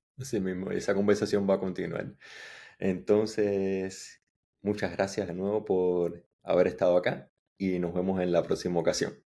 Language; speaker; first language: Spanish; native; Spanish